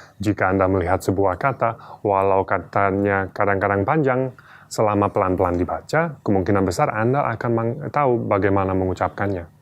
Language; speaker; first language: Indonesian; non-native, fluent; English